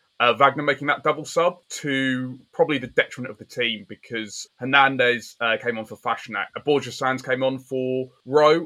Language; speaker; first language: English; native; English